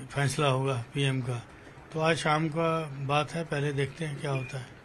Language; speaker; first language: Hindi; native; Hindi